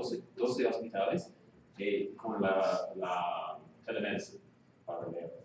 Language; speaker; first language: Spanish; non-native, fluent; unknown